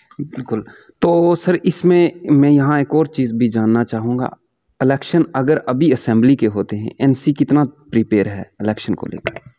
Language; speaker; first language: Hindi; non-native, local second language; Kashmiri